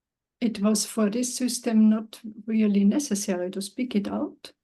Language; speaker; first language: English; non-native, learner; German